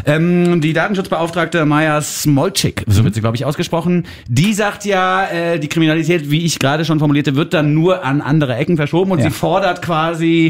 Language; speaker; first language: German; native; German